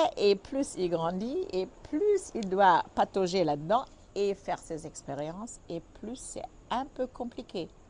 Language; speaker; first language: French; non-native, fluent; German